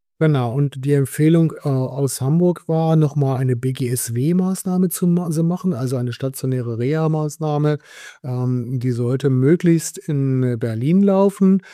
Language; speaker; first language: German; native; German